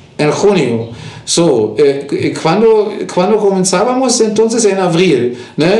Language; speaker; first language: Spanish; non-native, fluent; German